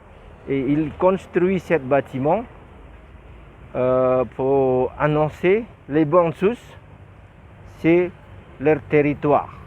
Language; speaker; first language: French; non-native, learner; Indonesian